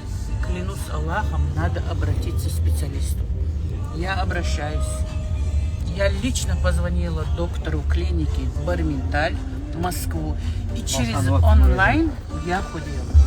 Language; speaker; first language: Russian; non-native, local second language; Chechen